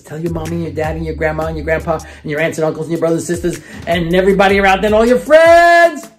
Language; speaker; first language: English; native; English